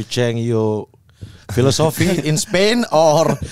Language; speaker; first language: English; non-native, learner; Indonesian